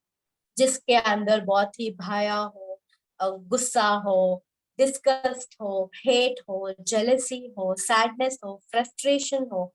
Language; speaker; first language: Hindi; native; Hindi